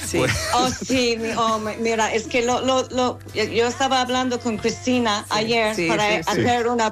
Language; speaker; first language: Spanish; non-native, fluent; English